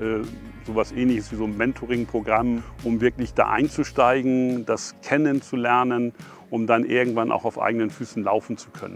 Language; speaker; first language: German; native; German